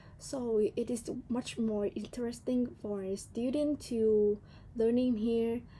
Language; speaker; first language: English; non-native, learner; Vietnamese